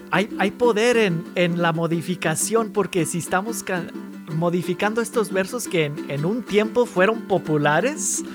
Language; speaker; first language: Spanish; early bilingual, heritage; Spanish